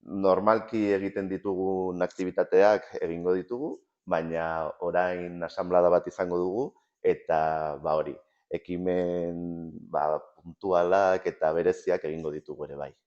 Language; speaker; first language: Basque; non-native, local second language; Spanish